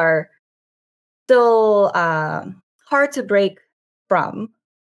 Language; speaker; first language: English; non-native, fluent; Korean